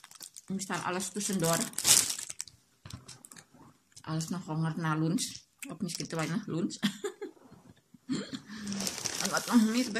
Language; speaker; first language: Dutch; non-native, learner; Indonesian